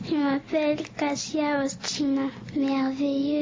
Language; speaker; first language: French; non-native, local second language; Sango